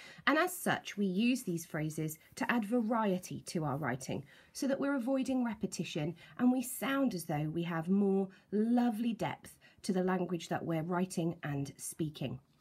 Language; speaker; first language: English; native; English